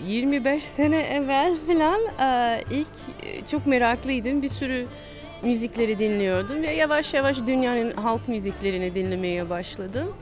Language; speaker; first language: Turkish; non-native, fluent; English